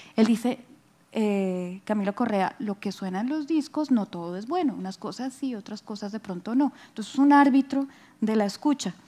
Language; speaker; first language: Spanish; native; Spanish